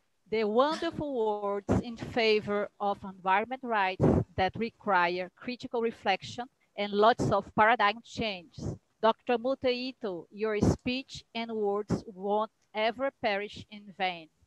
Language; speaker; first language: English; non-native, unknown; Portuguese